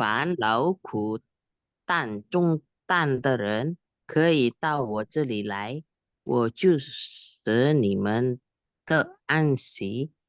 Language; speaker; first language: Chinese; non-native, learner; Indonesian